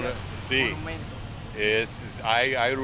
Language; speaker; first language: Spanish; non-native, learner; English